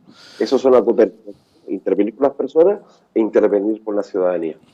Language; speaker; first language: Spanish; native; Spanish